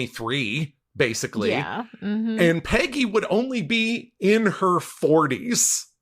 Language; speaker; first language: English; native; English